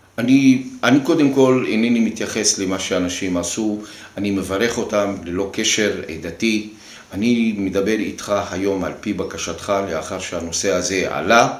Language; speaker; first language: Hebrew; non-native, local second language; Arabic